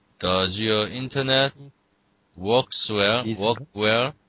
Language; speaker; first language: English; non-native, fluent; Korean